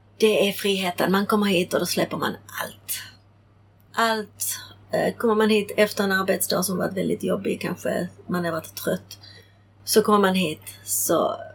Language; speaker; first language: Swedish; early bilingual, other home language; Czech